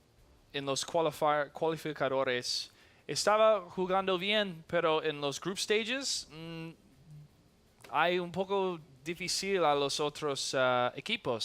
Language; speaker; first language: Spanish; non-native, learner; English